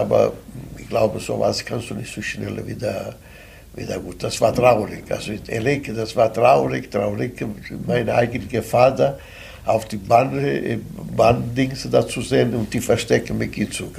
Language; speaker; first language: German; non-native, fluent; Italian